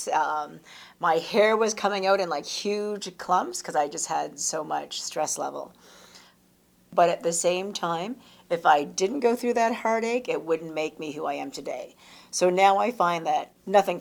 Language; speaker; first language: English; native; English